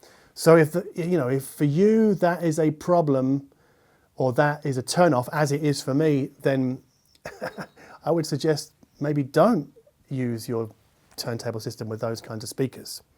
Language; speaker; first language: English; native; English